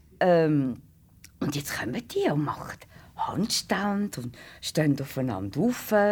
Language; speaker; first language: German; native; German